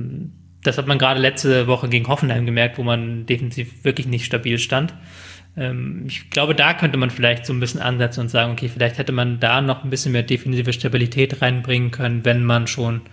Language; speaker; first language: German; native; German